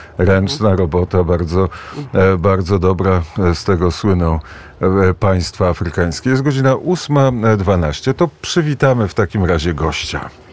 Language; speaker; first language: Polish; native; Polish